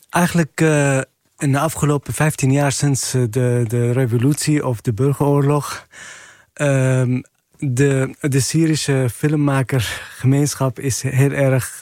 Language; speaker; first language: Dutch; non-native, fluent; Arabic